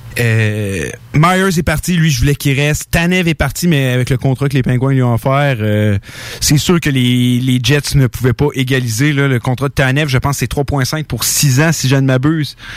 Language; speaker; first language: French; native; French